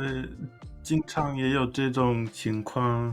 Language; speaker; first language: Chinese; non-native, fluent; English